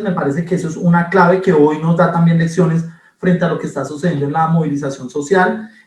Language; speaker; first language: Spanish; native; Spanish